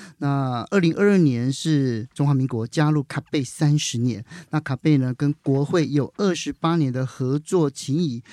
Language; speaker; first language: Chinese; native; Chinese